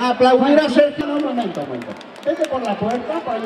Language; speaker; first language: Spanish; native; Spanish